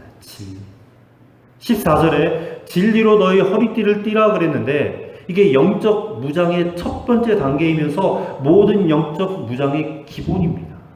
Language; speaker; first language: Korean; native; Korean